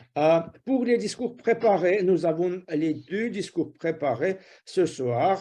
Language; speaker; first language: French; non-native, fluent; Russian